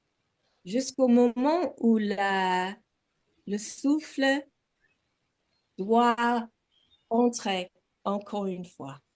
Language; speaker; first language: French; non-native, learner; English